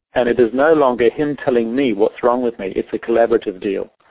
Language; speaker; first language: English; native; English